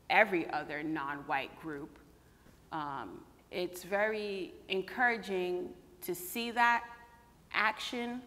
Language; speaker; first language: English; native; English